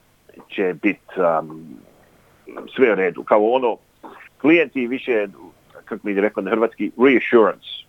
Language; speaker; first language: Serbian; early bilingual, heritage; English